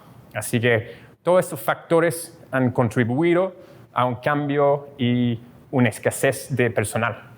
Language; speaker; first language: Spanish; non-native, fluent; English